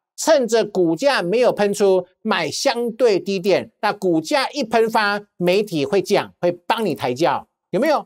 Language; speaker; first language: Chinese; native; Chinese